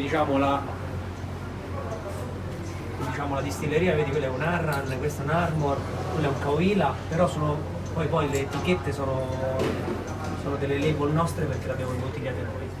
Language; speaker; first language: Italian; native; Italian